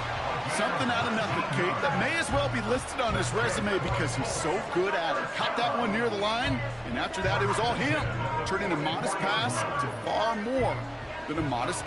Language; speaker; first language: English; native; English